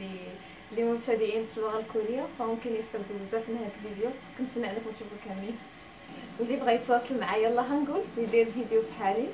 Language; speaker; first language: Arabic; native; Arabic